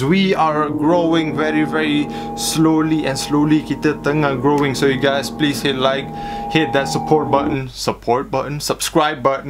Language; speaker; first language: English; non-native, local second language; Malay